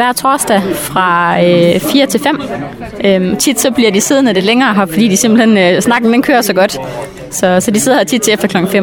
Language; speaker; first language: Danish; native; Danish